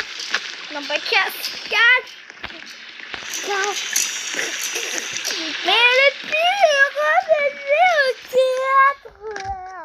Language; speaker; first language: French; native; French